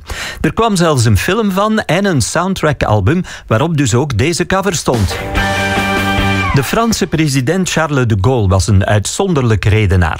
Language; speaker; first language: Dutch; native; Dutch